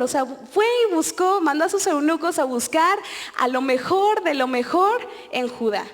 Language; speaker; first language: Spanish; native; Spanish